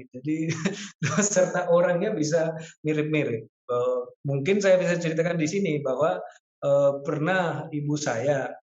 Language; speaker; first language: Indonesian; non-native, fluent; Spanish